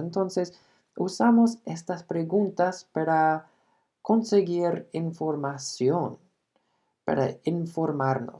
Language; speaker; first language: Spanish; non-native, fluent; English